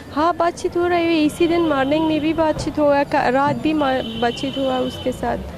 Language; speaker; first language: Hindi; non-native, local second language; Persian